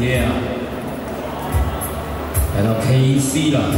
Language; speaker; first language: Chinese; native; Chinese